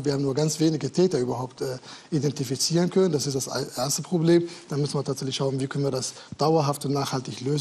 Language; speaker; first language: German; native; German